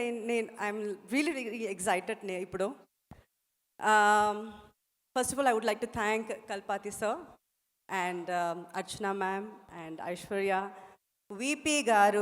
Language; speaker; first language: Telugu; non-native, fluent; Tamil